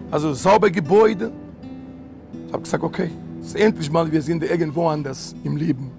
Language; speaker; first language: German; non-native, learner; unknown